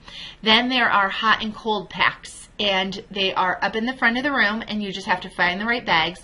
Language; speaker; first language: English; native; English